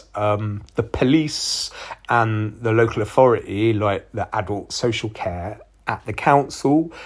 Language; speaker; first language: English; native; English